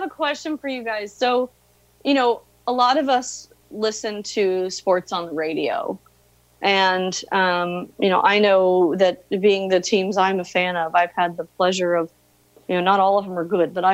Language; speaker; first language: English; native; English